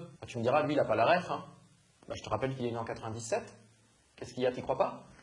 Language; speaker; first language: French; native; French